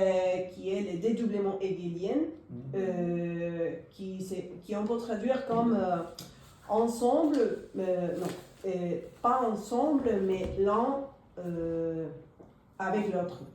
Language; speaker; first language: French; non-native, fluent; Spanish